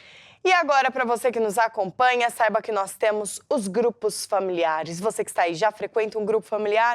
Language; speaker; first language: Portuguese; native; Portuguese